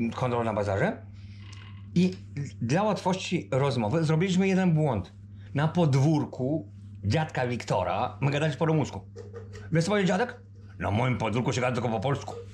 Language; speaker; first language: Polish; early bilingual, heritage; Romanian